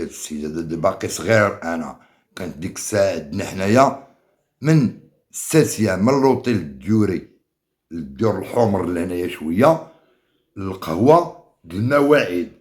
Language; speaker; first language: Arabic; native; Arabic